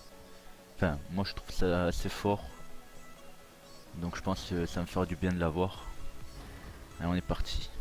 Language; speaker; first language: French; native; French